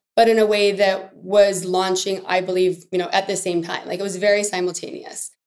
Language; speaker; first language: English; native; English